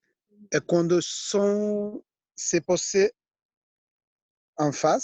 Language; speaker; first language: French; non-native, fluent; Spanish